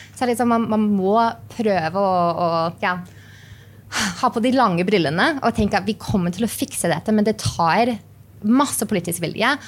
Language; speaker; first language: Norwegian; non-native, fluent; English